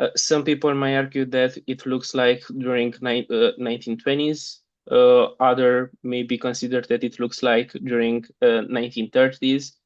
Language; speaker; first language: English; non-native, fluent; Romanian